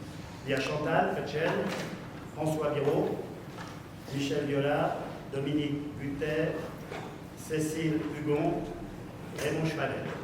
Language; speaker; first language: French; native; French